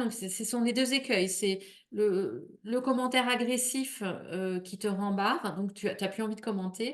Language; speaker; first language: French; native; French